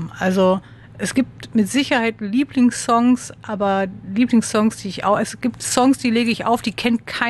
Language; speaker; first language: German; native; German